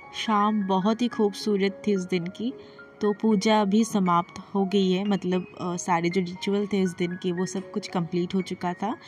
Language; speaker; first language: Hindi; non-native, local second language; Bangla